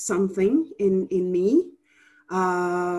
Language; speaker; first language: English; non-native, fluent; Italian